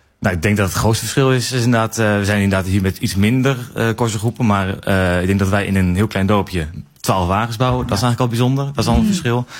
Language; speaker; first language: Dutch; native; Dutch